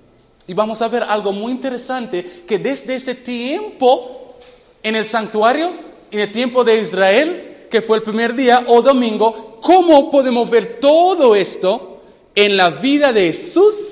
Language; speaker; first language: Spanish; non-native, fluent; English